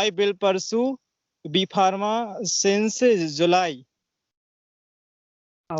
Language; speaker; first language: English; non-native, learner; Hindi